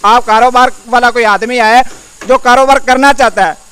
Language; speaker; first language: Urdu; non-native, local second language; Punjabi